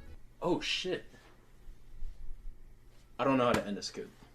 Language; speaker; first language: English; native; English